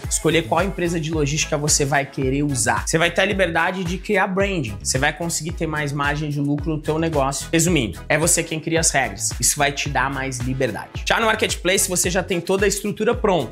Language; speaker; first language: Portuguese; native; Portuguese